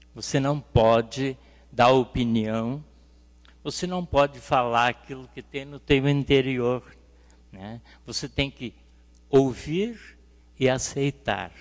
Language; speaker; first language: Portuguese; native; Portuguese